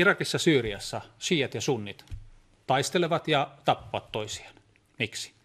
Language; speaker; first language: Finnish; native; Finnish